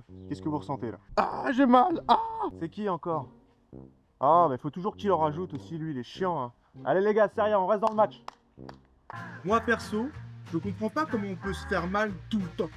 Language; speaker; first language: French; native; French